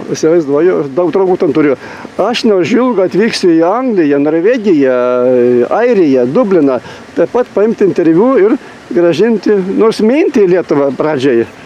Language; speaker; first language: Lithuanian; native; Lithuanian